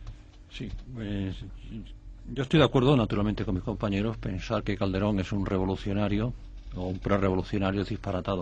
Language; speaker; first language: Spanish; native; Spanish